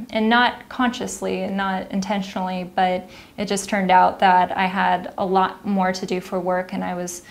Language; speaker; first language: English; native; English